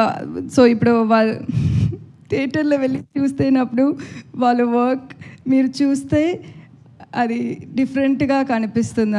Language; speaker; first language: Telugu; non-native, learner; Tamil